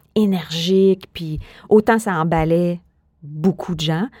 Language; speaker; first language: French; native; French